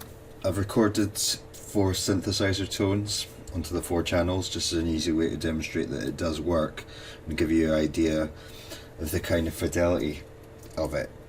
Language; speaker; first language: English; native; English